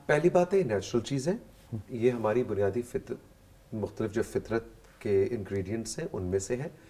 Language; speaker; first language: Urdu; non-native, local second language; Punjabi